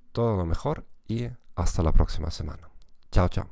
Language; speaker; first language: Spanish; non-native, fluent; German